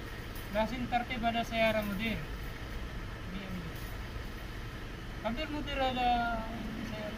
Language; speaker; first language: Arabic; non-native, learner; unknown